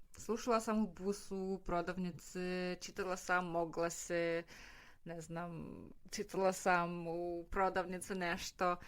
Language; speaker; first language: Serbian; non-native, fluent; Russian